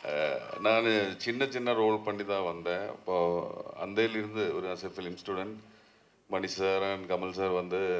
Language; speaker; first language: Tamil; native; Tamil